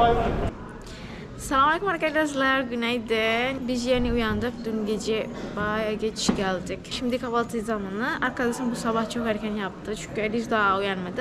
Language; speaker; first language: Turkish; non-native, learner; Indonesian